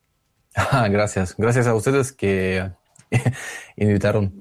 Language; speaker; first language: Spanish; non-native, learner; Russian